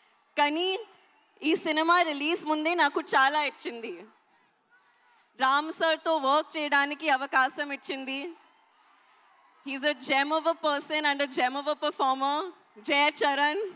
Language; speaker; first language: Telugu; non-native, learner; Hindi